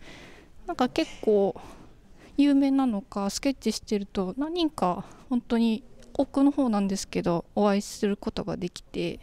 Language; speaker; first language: Japanese; native; Japanese